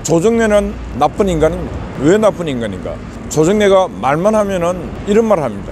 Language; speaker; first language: Korean; native; Korean